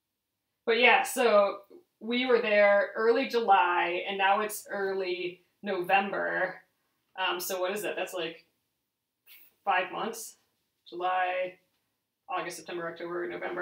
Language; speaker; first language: English; native; English